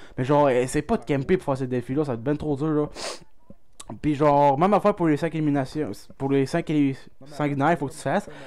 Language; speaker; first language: French; native; French